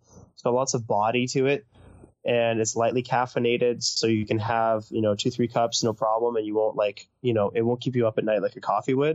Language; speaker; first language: English; native; English